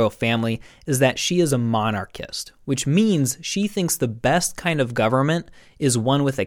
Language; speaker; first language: English; native; English